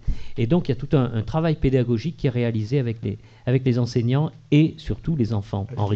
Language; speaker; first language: French; native; French